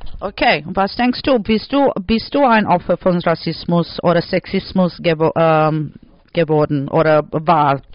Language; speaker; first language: German; non-native, learner; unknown